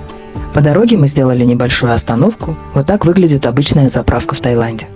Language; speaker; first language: Russian; native; Russian